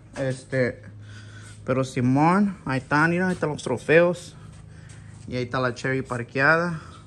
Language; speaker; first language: Spanish; early bilingual, heritage; Spanish